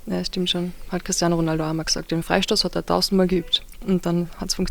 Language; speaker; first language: German; native; German